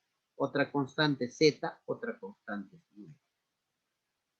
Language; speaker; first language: Spanish; native; Spanish